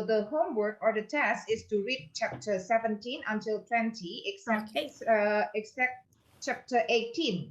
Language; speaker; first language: English; non-native, fluent; Indonesian